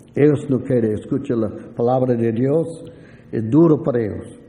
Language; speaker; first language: Spanish; non-native, learner; English